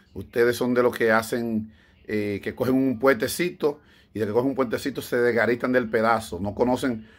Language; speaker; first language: Spanish; native; Spanish